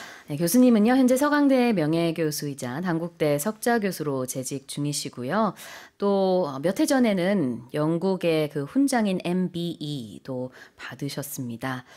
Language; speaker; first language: Korean; native; Korean